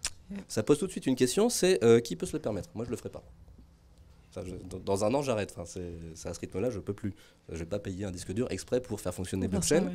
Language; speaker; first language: French; native; French